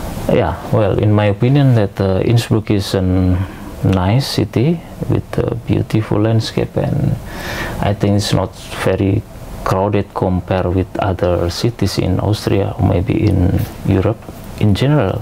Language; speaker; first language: English; non-native, learner; Indonesian